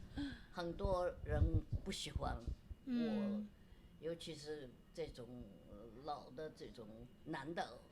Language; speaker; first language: Chinese; non-native, local second language; Wu Chinese